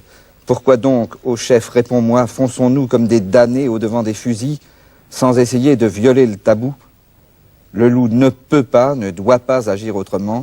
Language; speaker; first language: French; native; French